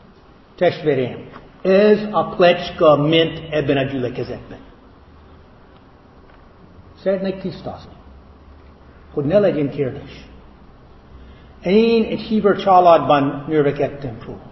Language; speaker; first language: Hungarian; non-native, fluent; English